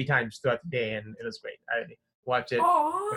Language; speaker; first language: English; non-native, local second language; Tamil